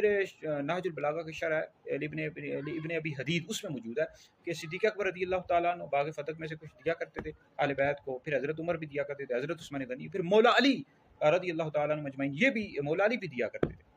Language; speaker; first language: Urdu; native; Urdu